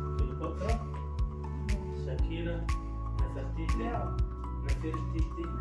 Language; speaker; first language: English; non-native, learner; Arabic